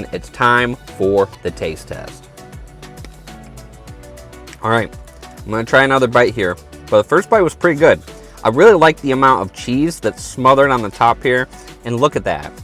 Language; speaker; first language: English; native; English